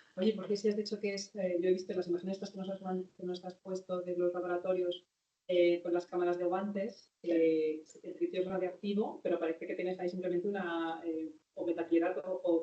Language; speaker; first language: Spanish; native; Spanish